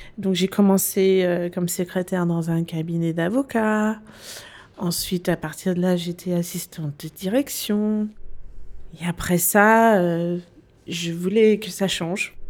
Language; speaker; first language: French; non-native, fluent; Danish